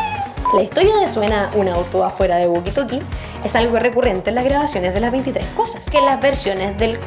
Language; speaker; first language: Spanish; native; Spanish